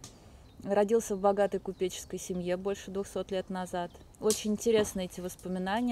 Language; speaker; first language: Russian; native; Russian